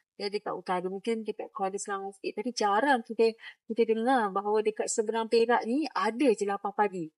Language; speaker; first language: Malay; native; Malay